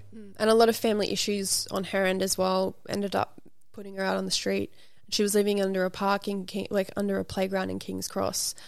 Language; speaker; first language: English; native; English